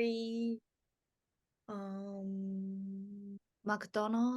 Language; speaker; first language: English; non-native, learner; Japanese